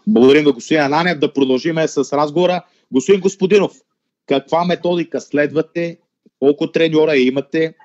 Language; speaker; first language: Bulgarian; native; Bulgarian